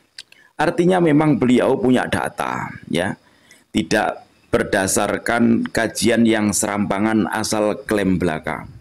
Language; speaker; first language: Indonesian; non-native, local second language; Javanese